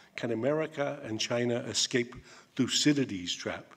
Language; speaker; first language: English; native; English